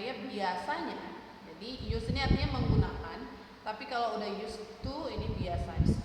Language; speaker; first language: Indonesian; native; Indonesian